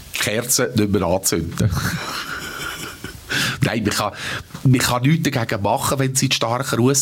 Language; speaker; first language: German; native; German